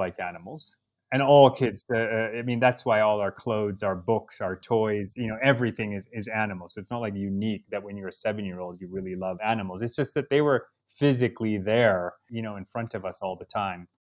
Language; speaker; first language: English; native; English